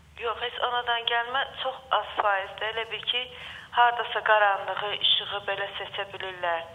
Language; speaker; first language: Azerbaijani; native; Azerbaijani